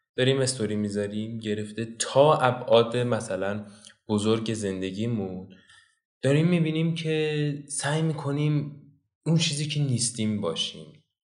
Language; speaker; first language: Persian; non-native, local second language; Azerbaijani